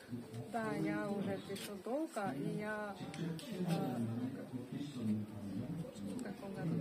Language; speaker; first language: Russian; non-native, fluent; Korean